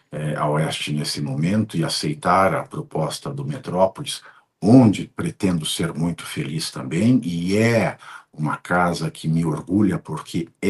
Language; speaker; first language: Portuguese; native; Portuguese